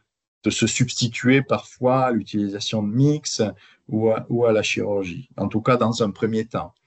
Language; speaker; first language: French; native; French